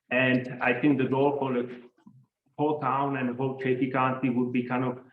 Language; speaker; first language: English; non-native, fluent; Czech